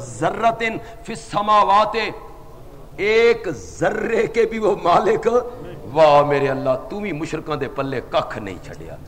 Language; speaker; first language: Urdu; non-native, local second language; Punjabi